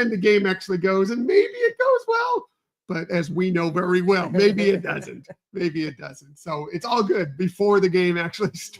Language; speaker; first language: English; native; English